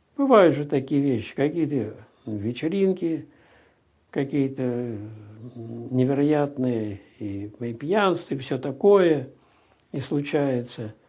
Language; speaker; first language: Russian; native; Russian